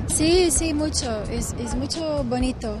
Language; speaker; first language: Spanish; non-native, learner; Portuguese